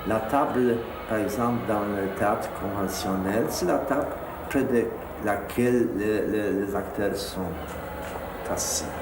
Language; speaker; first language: French; non-native, fluent; Polish